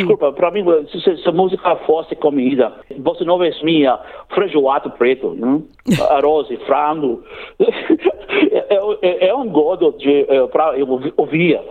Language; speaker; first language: Portuguese; non-native, learner; English